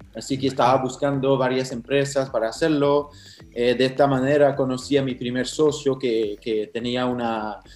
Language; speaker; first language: Spanish; non-native, fluent; English